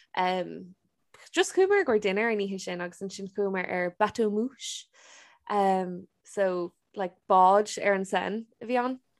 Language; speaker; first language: Irish; non-native, local second language; English